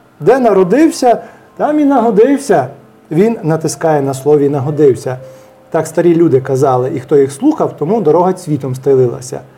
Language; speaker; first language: Ukrainian; native; Ukrainian